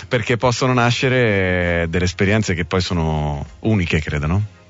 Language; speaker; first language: Italian; native; Italian